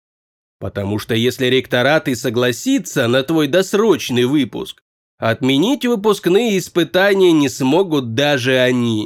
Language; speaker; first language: Russian; native; Russian